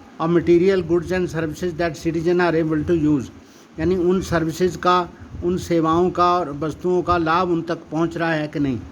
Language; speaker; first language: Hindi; non-native, local second language; Punjabi